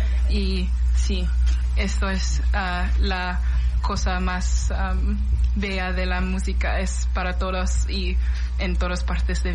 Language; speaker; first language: Spanish; non-native, learner; English